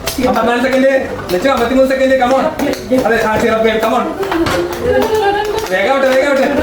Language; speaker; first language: Malayalam; native; Malayalam